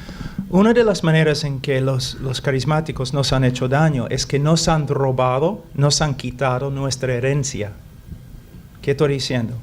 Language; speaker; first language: Spanish; non-native, fluent; English